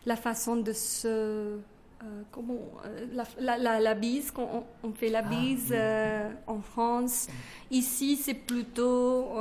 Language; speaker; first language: French; non-native, fluent; Kannada